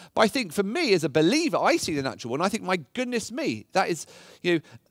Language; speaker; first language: English; native; English